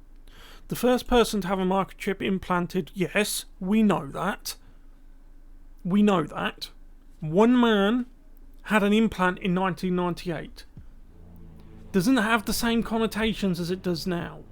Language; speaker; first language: English; native; English